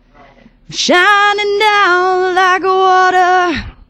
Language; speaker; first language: English; native; English